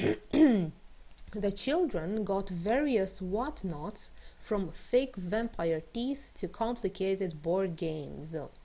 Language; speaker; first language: English; non-native, fluent; Romanian